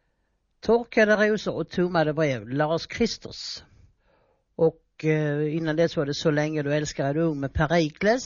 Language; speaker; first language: Swedish; native; Swedish